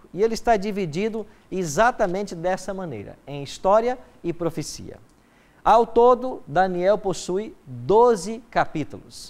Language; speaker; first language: Portuguese; native; Portuguese